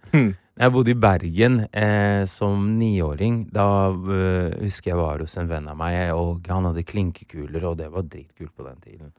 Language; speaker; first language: Norwegian; early bilingual, other home language; Swahili